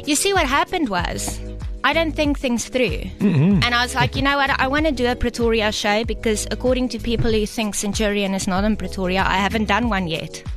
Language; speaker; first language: English; non-native, local second language; Afrikaans